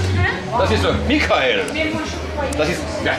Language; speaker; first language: German; non-native, learner; French